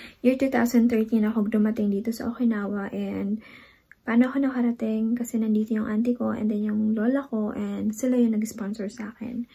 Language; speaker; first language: Filipino; non-native, local second language; Waray